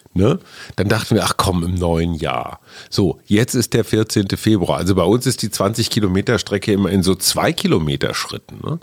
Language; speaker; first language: German; native; German